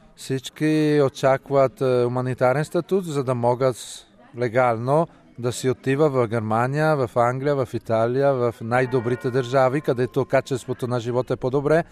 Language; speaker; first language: Bulgarian; non-native, fluent; Italian